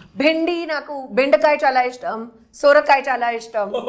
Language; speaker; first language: Telugu; non-native, learner; Hindi